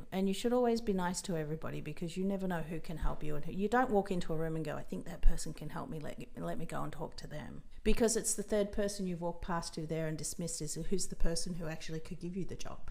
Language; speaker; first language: English; native; English